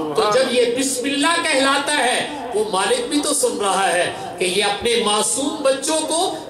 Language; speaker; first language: Urdu; non-native, local second language; Punjabi